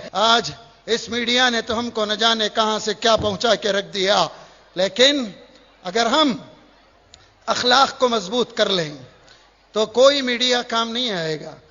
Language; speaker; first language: Urdu; native; Urdu